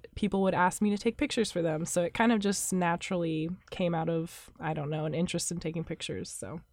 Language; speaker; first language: English; native; English